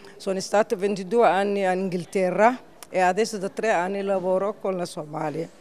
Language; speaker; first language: Italian; non-native, fluent; Somali